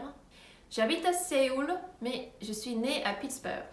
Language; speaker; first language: French; non-native, fluent; Korean